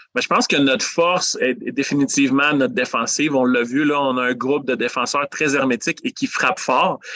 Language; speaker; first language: French; native; French